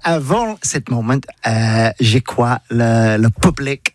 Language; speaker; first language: French; non-native, learner; English